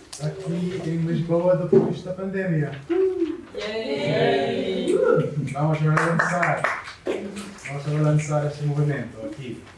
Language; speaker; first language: Portuguese; non-native, learner; English